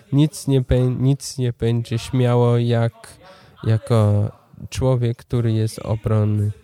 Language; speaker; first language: Polish; non-native, learner; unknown